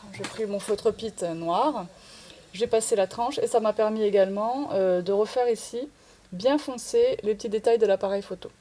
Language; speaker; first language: French; native; French